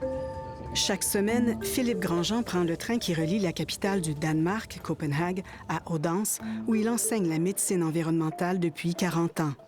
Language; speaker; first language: French; native; French